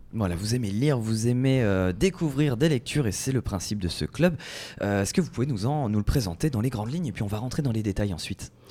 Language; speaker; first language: French; native; French